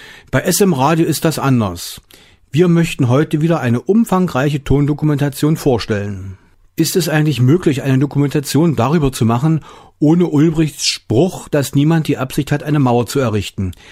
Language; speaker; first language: German; native; German